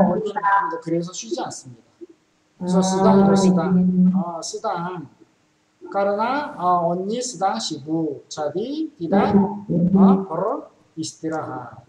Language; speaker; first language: Korean; native; Korean